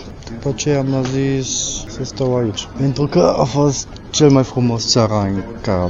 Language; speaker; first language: Romanian; non-native, fluent; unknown